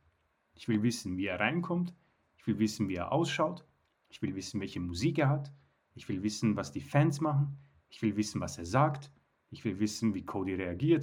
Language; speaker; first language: German; native; German